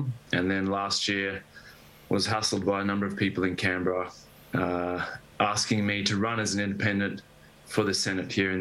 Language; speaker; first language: English; native; English